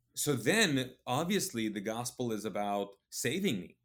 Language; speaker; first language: English; early bilingual, other home language; Urdu